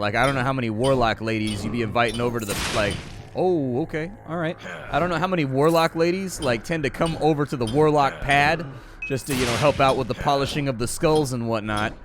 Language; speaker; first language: English; native; English